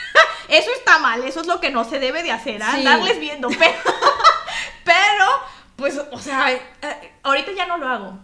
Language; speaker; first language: Spanish; native; Spanish